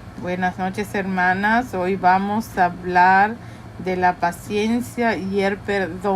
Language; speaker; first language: Spanish; early bilingual, heritage; Spanish